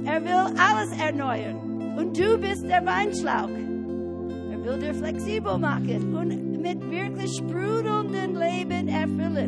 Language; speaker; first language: German; non-native, fluent; English